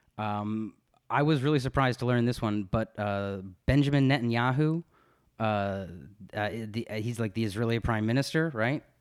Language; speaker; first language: English; native; English